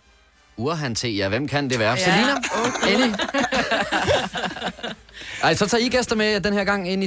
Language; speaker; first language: Danish; native; Danish